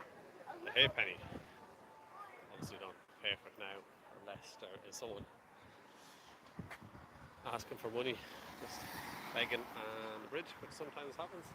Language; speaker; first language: English; native; English